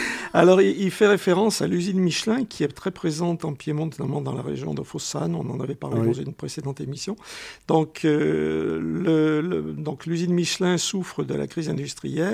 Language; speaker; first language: French; native; French